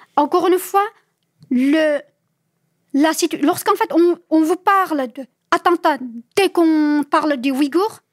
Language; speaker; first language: French; non-native, fluent; Chinese